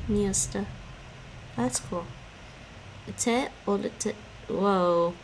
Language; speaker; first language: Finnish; non-native, learner; English